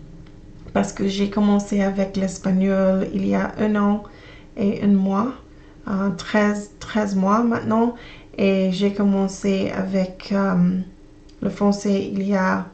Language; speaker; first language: French; non-native, learner; English